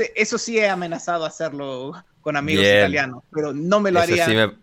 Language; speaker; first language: Spanish; native; Spanish